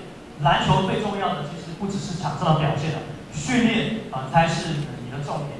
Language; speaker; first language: Chinese; native; Chinese